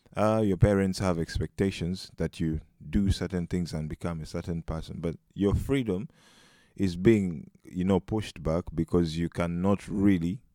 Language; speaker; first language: English; non-native, local second language; Ganda